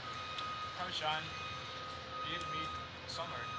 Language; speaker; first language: German; non-native, learner; English